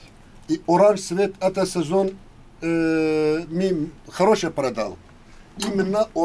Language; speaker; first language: Russian; non-native, learner; Turkish